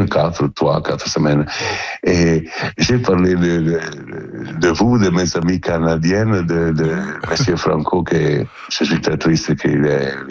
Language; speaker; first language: French; non-native, learner; Italian